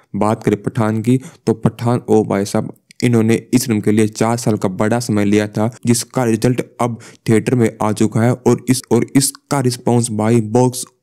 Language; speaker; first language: Hindi; native; Hindi